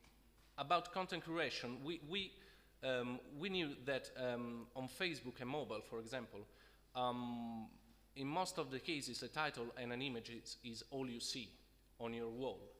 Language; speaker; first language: English; non-native, fluent; Italian